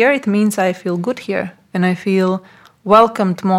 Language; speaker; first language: English; non-native, fluent; Latvian